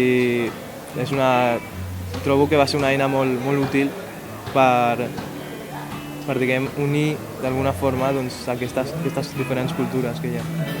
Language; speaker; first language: Catalan; early bilingual, other home language; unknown